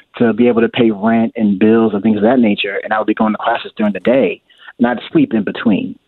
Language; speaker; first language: English; native; English